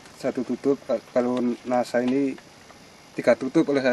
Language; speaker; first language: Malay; non-native, local second language; Javanese